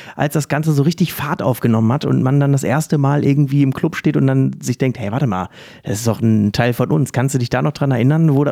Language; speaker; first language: German; native; German